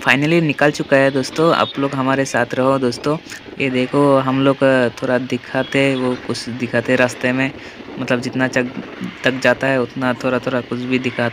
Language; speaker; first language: Hindi; non-native, local second language; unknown